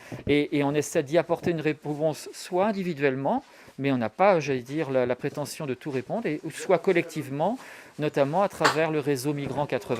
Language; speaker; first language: French; native; French